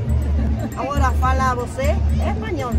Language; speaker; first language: Portuguese; non-native, learner; Spanish